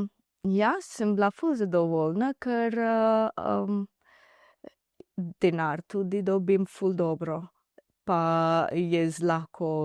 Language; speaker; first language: Slovenian; non-native, learner; Divehi